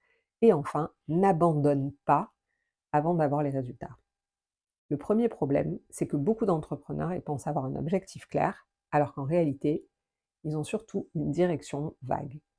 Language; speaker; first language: French; native; French